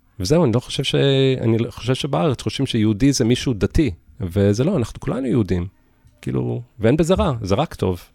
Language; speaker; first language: Hebrew; early bilingual, heritage; English